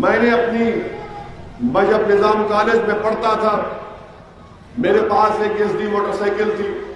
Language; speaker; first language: Urdu; native; Urdu